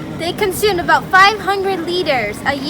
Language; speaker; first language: English; native; English